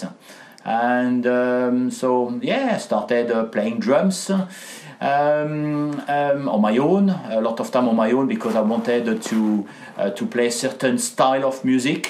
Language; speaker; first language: English; non-native, fluent; French